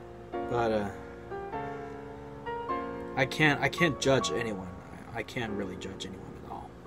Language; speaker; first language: English; native; English